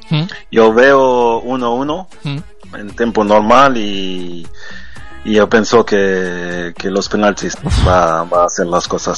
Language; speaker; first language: Spanish; non-native, fluent; French